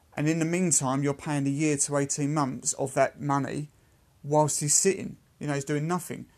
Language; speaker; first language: English; native; English